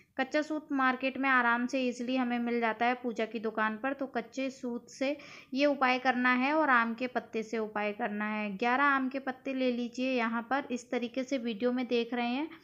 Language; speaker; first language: Hindi; native; Hindi